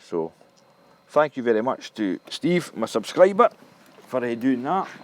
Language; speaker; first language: English; native; English